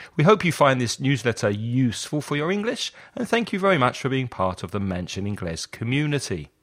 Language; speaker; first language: English; native; English